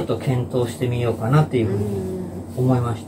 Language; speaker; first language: Japanese; native; Japanese